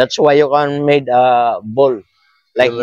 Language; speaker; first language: English; non-native, learner; Filipino